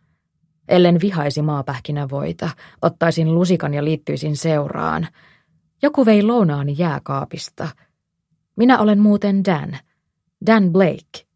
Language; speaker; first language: Finnish; native; Finnish